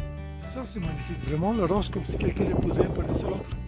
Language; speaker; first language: French; non-native, fluent; Bulgarian